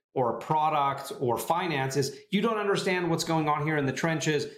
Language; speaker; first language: English; non-native, fluent; Hebrew